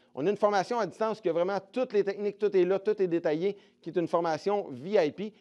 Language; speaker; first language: French; native; French